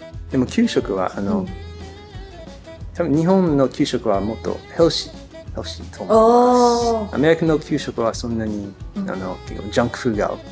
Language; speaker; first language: Japanese; non-native, learner; English